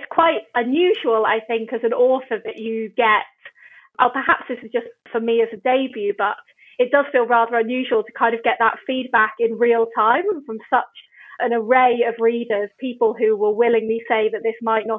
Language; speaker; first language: English; native; English